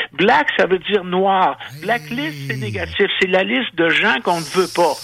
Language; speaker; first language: French; native; French